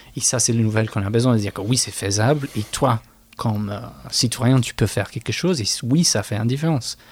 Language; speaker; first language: French; non-native, fluent; English